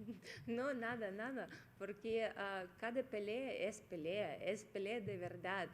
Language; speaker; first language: Spanish; non-native, fluent; Russian